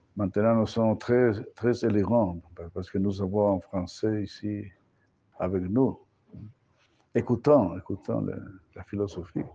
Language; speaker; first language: French; non-native, learner; Spanish